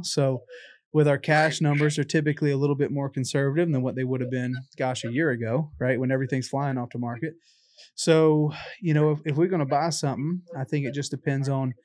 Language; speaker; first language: English; native; English